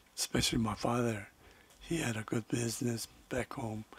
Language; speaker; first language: English; non-native, fluent; Spanish